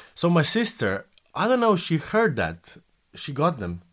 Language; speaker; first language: English; non-native, fluent; Slovenian